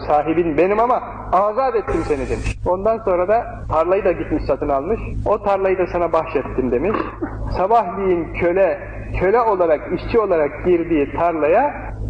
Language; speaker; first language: Turkish; native; Turkish